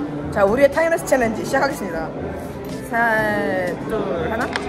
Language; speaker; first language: Korean; native; Korean